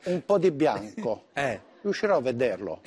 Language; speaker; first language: Italian; native; Italian